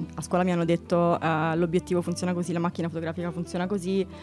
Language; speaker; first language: Italian; native; Italian